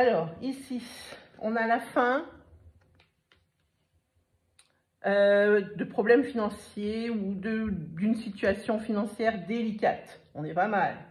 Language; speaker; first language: French; native; French